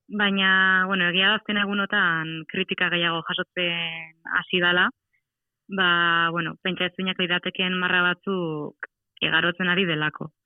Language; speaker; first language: Basque; native; Basque